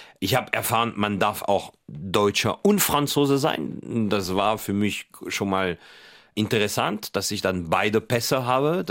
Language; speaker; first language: German; non-native, fluent; French